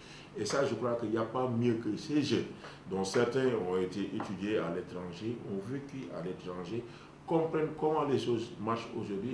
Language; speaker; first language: French; non-native, local second language; Wolof